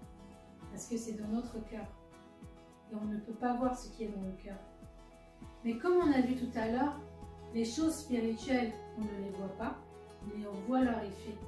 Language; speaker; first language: French; native; French